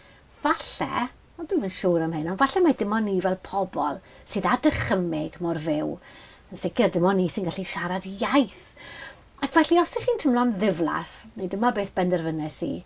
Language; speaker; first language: Welsh; native; Welsh